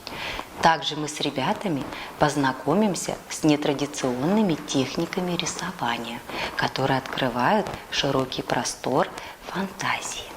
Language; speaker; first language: Russian; native; Russian